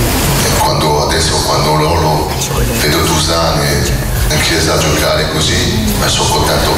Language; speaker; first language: Italian; non-native, learner; French